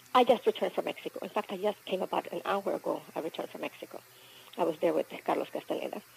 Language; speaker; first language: English; early bilingual, other home language; Spanish